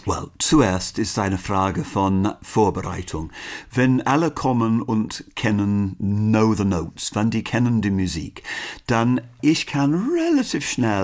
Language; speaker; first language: German; non-native, fluent; English